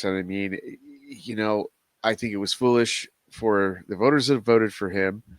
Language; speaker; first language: English; native; English